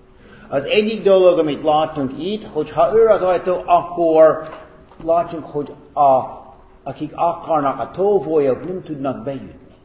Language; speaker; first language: Hungarian; non-native, fluent; English